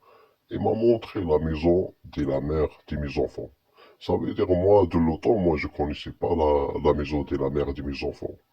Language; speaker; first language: French; non-native, learner; Arabic